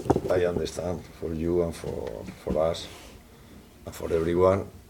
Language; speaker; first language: English; non-native, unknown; Spanish